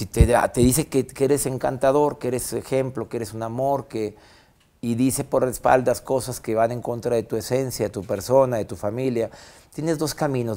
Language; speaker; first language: Spanish; native; Spanish